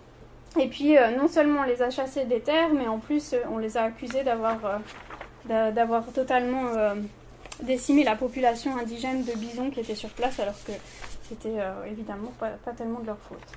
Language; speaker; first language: French; native; French